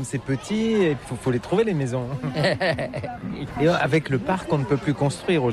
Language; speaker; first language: French; native; French